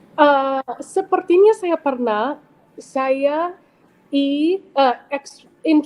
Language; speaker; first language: Indonesian; non-native, fluent; English